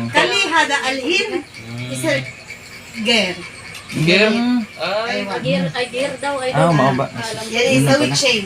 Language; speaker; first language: Arabic; non-native, learner; Filipino